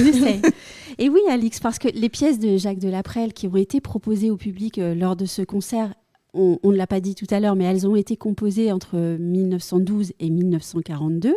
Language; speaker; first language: French; native; French